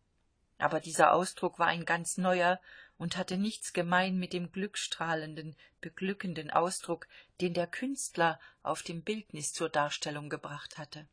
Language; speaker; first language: German; native; German